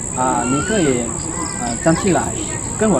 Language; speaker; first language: Chinese; non-native, learner; Lao